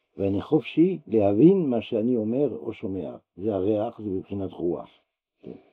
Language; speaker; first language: Hebrew; non-native, fluent; French